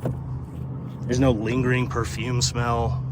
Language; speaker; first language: English; native; English